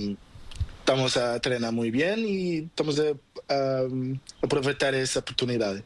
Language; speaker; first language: Spanish; non-native, learner; Portuguese